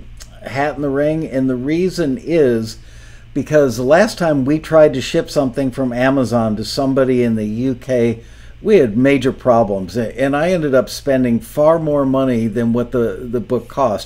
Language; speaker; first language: English; native; English